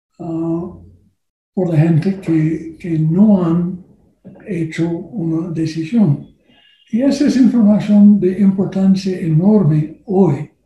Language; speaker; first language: Spanish; non-native, learner; English